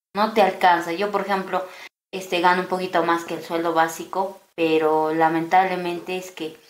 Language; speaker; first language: Spanish; native; Spanish